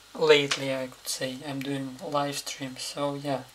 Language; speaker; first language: English; non-native, fluent; Russian